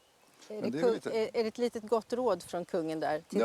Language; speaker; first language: Swedish; native; Swedish